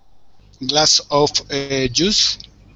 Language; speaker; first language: English; non-native, learner; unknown